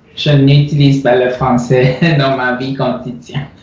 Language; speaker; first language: French; non-native, learner; Chinese